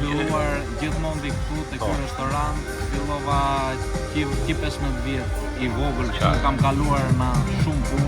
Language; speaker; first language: Albanian; early bilingual, heritage; Albanian